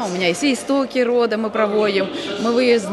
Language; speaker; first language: Polish; non-native, learner; Russian